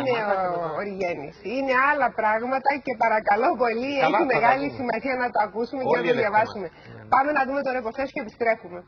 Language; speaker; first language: Greek; native; Greek